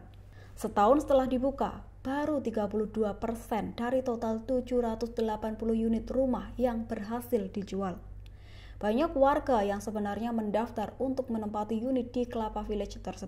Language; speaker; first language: Indonesian; native; Indonesian